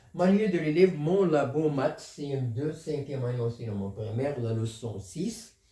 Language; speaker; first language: French; non-native, local second language; Arabic